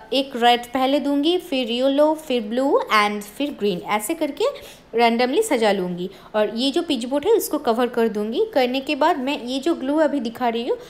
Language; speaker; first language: Hindi; non-native, local second language; Bangla